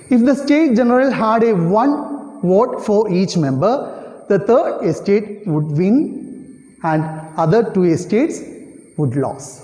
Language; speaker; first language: English; non-native, local second language; Malayalam